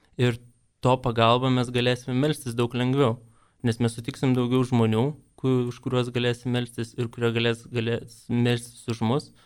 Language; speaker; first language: Lithuanian; native; Lithuanian